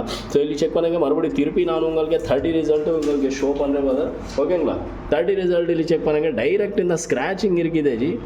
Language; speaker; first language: Tamil; non-native, local second language; Kannada